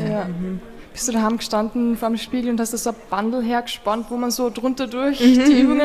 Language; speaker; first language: German; native; German